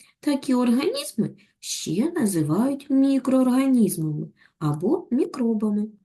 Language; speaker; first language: Ukrainian; native; Ukrainian